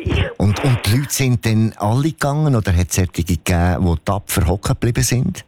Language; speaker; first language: German; native; German